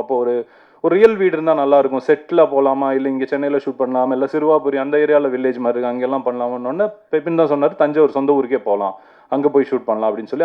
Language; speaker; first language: Tamil; native; Tamil